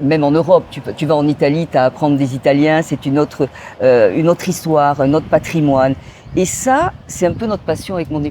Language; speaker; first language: French; native; French